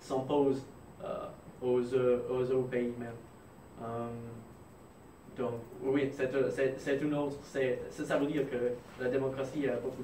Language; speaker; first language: French; non-native, fluent; English